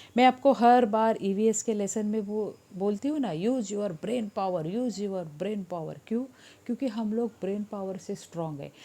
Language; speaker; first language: Hindi; non-native, local second language; Marathi